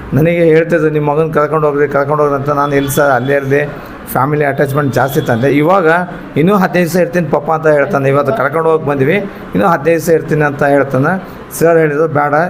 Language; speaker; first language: Kannada; native; Kannada